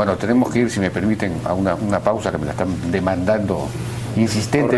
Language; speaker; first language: Spanish; native; Spanish